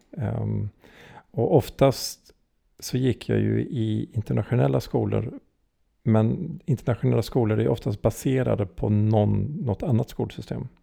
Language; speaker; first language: Swedish; early bilingual, heritage; Swedish